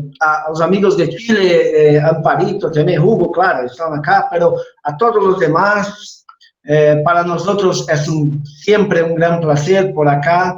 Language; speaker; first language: Spanish; non-native, fluent; Portuguese